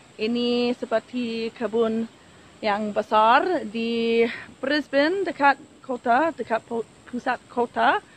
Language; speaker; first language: Indonesian; non-native, learner; English